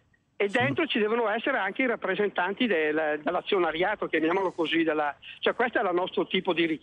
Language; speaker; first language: Italian; native; Italian